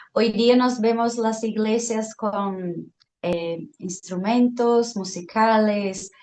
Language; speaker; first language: Spanish; non-native, fluent; Portuguese